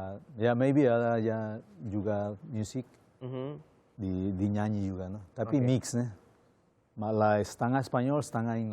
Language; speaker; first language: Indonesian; non-native, learner; Spanish